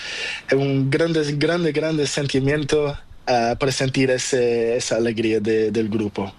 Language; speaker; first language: Spanish; non-native, learner; Portuguese